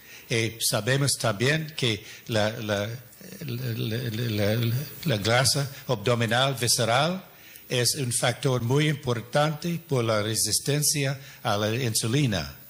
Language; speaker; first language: Spanish; non-native, fluent; English